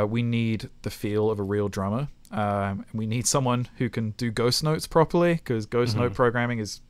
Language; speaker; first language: English; native; English